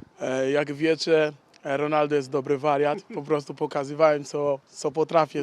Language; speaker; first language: Polish; non-native, learner; Portuguese